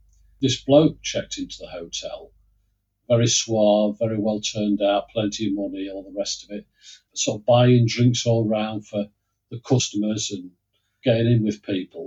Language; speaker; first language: English; native; English